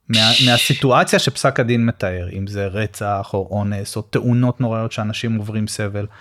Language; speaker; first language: Hebrew; native; Hebrew